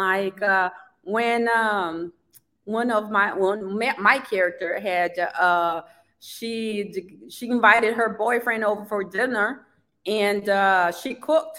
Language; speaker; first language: English; non-native, fluent; Portuguese